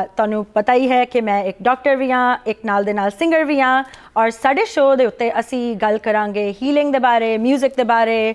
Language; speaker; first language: Punjabi; early bilingual, heritage; Punjabi